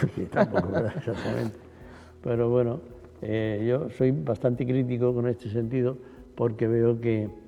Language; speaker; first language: Spanish; native; Spanish